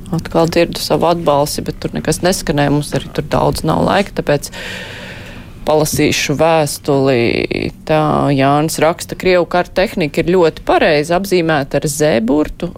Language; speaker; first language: Latvian; native; Latvian